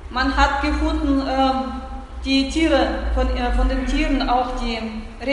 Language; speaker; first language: German; non-native, fluent; Russian